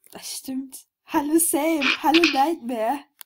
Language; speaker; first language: German; native; German